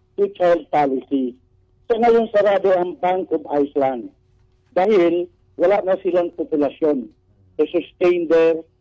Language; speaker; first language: Filipino; non-native, local second language; Masbatenyo